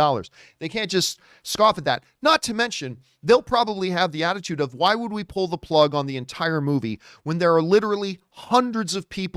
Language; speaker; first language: English; native; English